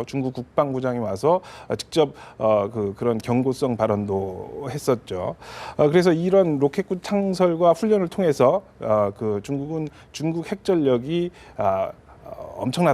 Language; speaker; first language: Korean; native; Korean